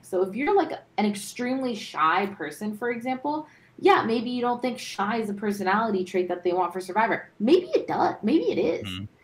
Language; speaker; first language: English; native; English